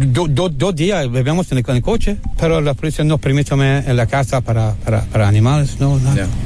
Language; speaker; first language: Spanish; non-native, learner; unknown